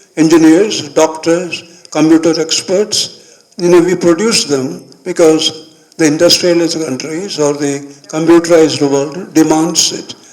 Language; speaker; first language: English; non-native, local second language; Malayalam